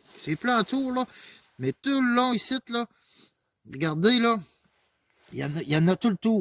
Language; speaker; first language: French; native; French